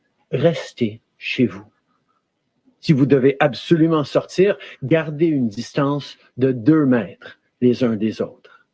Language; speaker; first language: French; native; French